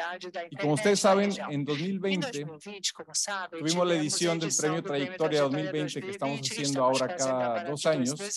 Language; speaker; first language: Spanish; native; Spanish